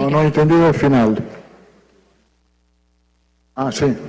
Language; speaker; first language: Portuguese; non-native, fluent; Italian